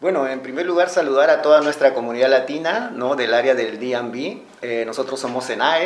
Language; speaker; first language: Spanish; native; Spanish